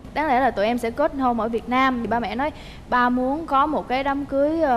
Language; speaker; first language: Vietnamese; native; Vietnamese